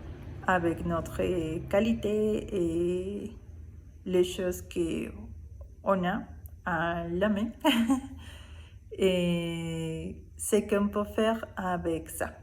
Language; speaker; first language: French; non-native, learner; Spanish